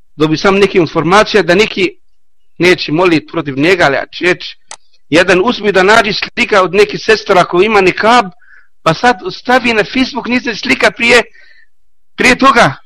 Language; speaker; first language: Bosnian; non-native, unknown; Arabic